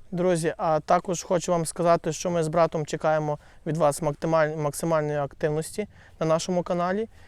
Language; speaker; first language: Ukrainian; native; Ukrainian